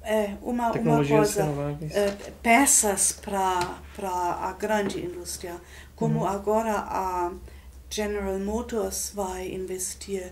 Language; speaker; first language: Portuguese; non-native, fluent; German